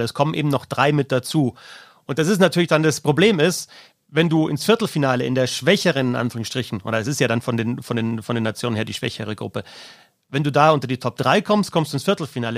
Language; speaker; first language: German; native; German